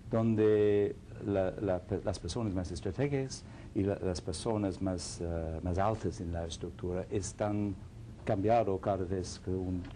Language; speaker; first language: Spanish; non-native, fluent; English